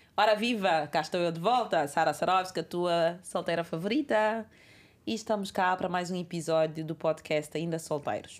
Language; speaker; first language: Portuguese; non-native, local second language; Kabuverdianu